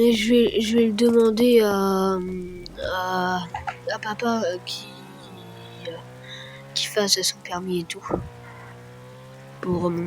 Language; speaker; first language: French; native; French